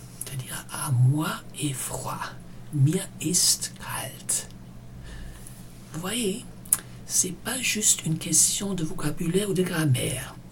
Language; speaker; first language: French; non-native, fluent; German